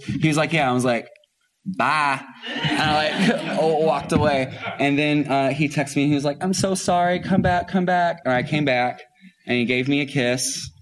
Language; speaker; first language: English; native; English